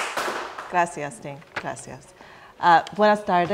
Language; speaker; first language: Spanish; non-native, learner; English